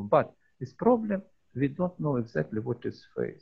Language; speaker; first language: English; non-native, learner; Russian